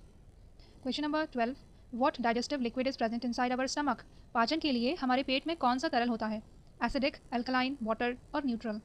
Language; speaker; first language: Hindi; native; Hindi